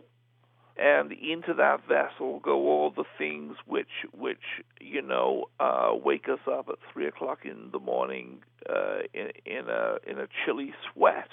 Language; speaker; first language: English; native; English